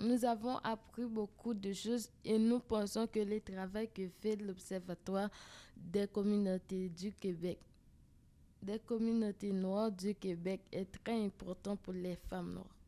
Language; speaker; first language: French; non-native, local second language; Haitian Creole